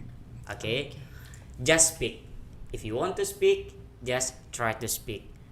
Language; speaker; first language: English; non-native, fluent; Indonesian